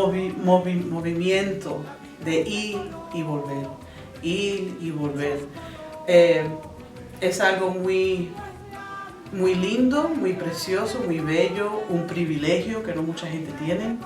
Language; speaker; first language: Spanish; early bilingual, other home language; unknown